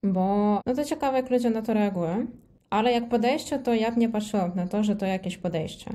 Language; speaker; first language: Polish; non-native, fluent; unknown